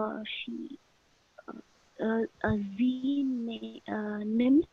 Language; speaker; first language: German; non-native, learner; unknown